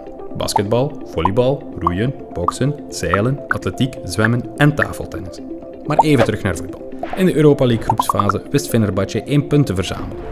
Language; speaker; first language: Dutch; native; Dutch